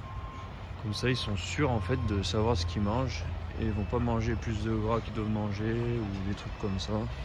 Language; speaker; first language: French; native; French